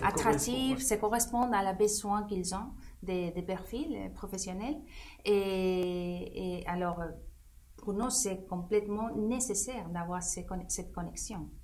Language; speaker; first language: French; non-native, fluent; Spanish